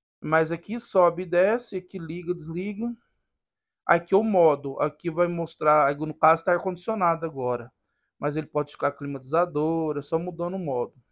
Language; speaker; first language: Portuguese; native; Portuguese